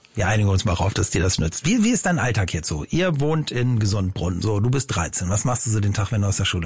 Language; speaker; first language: German; native; German